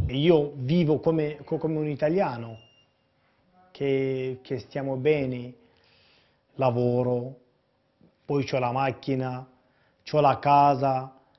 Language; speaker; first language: Italian; non-native, fluent; Kurdish